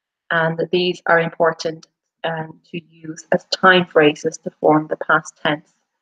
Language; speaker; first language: English; native; English